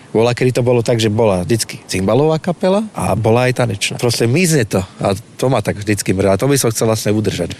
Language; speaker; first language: Slovak; native; Slovak